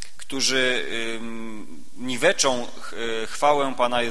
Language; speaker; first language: Polish; native; Polish